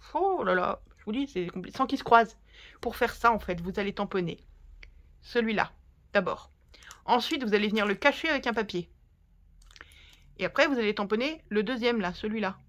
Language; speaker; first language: French; native; French